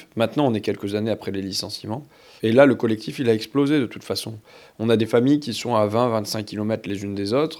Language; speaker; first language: French; native; French